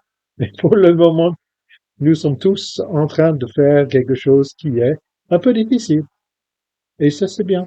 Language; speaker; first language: French; non-native, fluent; English